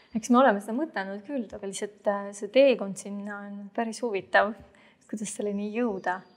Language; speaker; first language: Estonian; native; Estonian